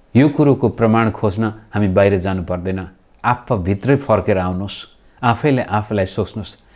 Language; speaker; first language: Nepali; native; Nepali